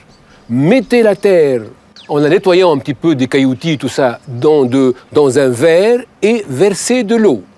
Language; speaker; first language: French; non-native, local second language; Arabic